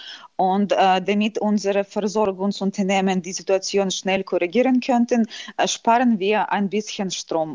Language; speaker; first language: German; non-native, fluent; Ukrainian